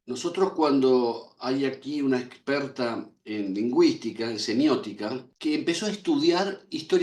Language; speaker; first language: Spanish; native; Spanish